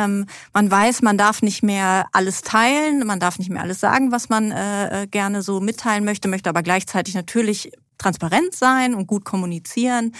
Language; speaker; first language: German; native; German